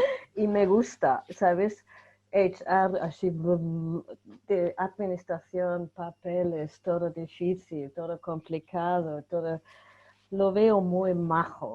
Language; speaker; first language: Spanish; non-native, fluent; German